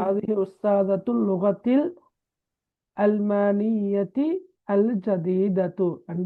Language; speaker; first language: Arabic; non-native, fluent; Tamil